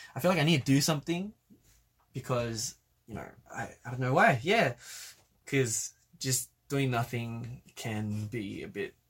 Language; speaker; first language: English; early bilingual, other home language; Korean